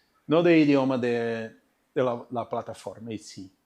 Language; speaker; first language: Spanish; non-native, learner; Portuguese